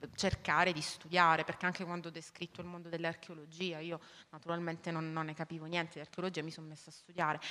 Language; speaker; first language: Italian; native; Italian